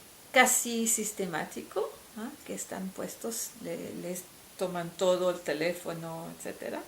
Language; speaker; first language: Spanish; non-native, fluent; French